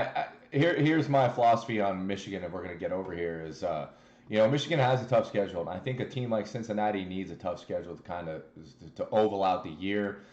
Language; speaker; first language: English; native; English